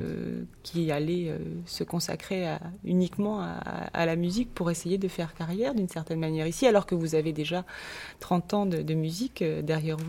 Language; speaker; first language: French; native; French